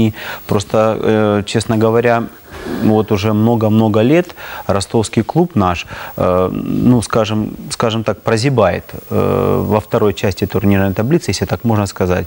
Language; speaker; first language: Russian; native; Russian